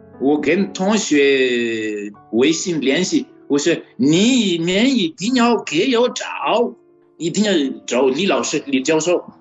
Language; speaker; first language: Chinese; non-native, fluent; Malagasy